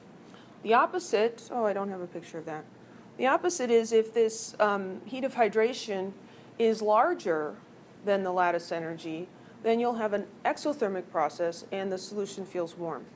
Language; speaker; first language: English; native; English